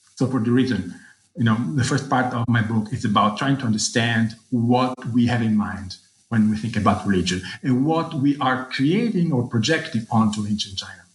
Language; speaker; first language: English; non-native, fluent; Italian